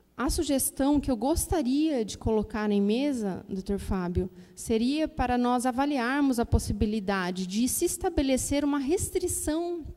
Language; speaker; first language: Portuguese; native; Portuguese